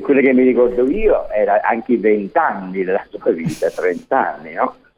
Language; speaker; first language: Italian; non-native, fluent; English